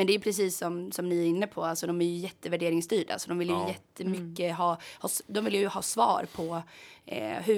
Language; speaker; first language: Swedish; native; Swedish